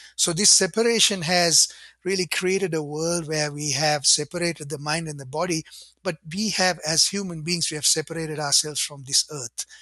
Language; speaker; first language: English; non-native, local second language; Sinhala